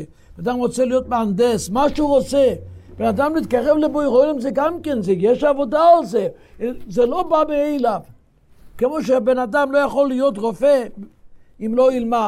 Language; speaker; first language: Hebrew; non-native, local second language; Yiddish